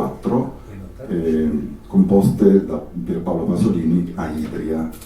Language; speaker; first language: Italian; native; Italian